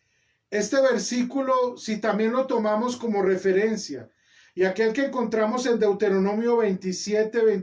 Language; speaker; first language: Spanish; native; Spanish